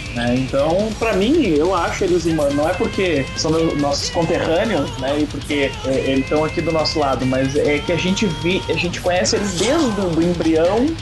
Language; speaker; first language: Portuguese; native; Portuguese